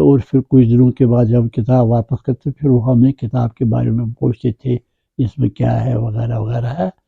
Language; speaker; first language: Urdu; non-native, local second language; Kashmiri